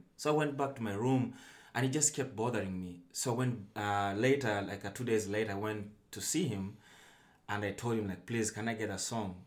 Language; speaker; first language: English; non-native, local second language; Luyia